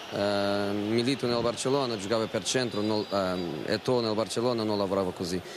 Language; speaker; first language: Italian; non-native, fluent; Portuguese